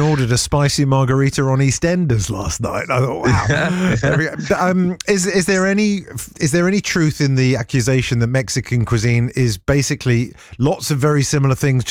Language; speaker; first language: English; native; English